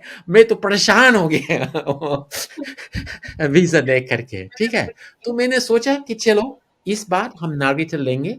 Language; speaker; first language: Hindi; non-native, fluent; English